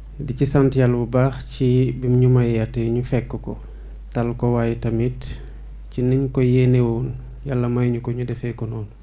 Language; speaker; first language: Wolof; non-native, local second language; Serer